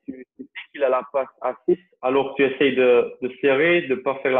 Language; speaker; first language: French; non-native, local second language; Dutch